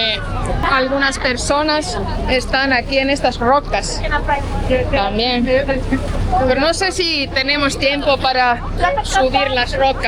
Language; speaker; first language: Spanish; non-native, fluent; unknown